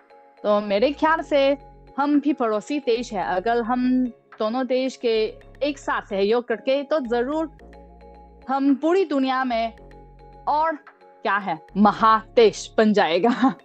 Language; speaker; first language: Hindi; non-native, fluent; Chinese